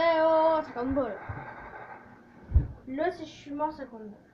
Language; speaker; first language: French; native; French